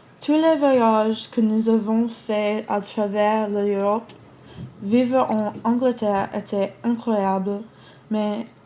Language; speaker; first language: French; non-native, learner; English